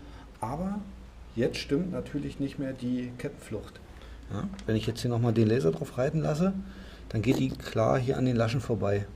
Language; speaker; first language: German; native; German